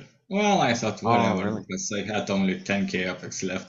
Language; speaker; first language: English; non-native, fluent; Lithuanian